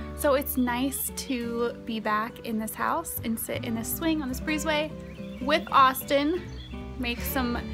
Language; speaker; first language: English; native; English